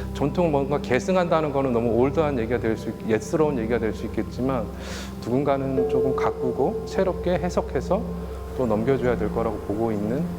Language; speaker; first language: Korean; native; Korean